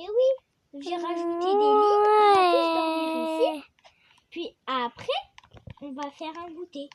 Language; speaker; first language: French; native; French